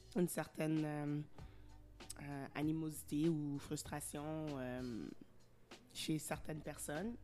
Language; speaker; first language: French; early bilingual, heritage; French